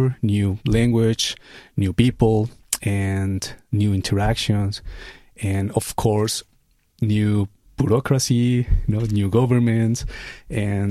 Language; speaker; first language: English; non-native, fluent; Spanish